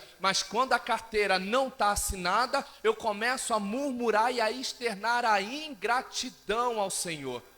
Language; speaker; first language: Portuguese; native; Portuguese